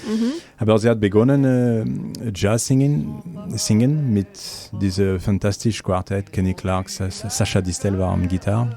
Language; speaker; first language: German; non-native, learner; French